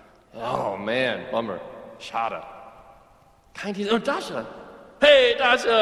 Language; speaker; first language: German; non-native, fluent; English